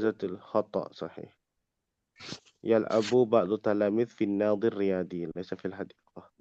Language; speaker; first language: Arabic; non-native, fluent; Indonesian